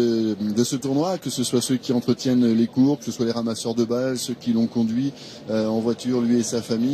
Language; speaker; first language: French; native; French